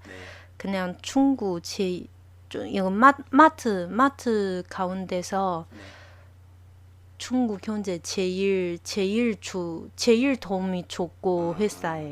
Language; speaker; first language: Korean; non-native, learner; Chinese